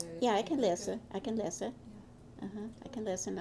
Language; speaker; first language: Norwegian; early bilingual, heritage; Norwegian